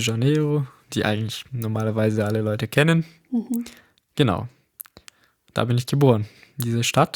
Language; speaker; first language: German; non-native, fluent; Portuguese